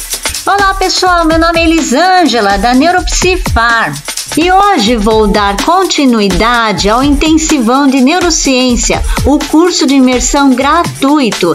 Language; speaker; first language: Portuguese; native; Portuguese